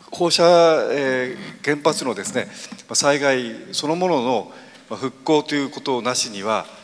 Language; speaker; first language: Japanese; native; Japanese